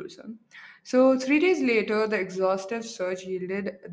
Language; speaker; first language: English; non-native, local second language; Arabic